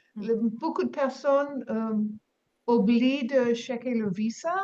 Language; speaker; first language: French; non-native, learner; English